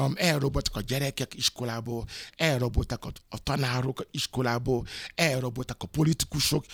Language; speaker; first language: Hungarian; non-native, learner; Yoruba